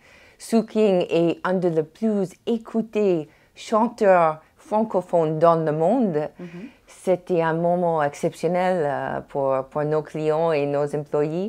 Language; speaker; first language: French; non-native, fluent; English